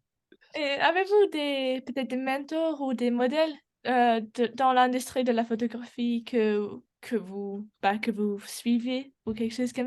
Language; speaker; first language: French; non-native, learner; English